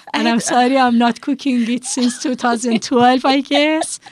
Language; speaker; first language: English; non-native, fluent; Persian